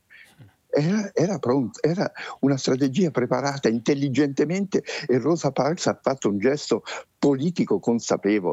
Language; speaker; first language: Italian; native; Italian